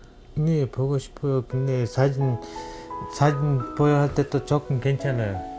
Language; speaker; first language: Korean; non-native, learner; Kyrgyz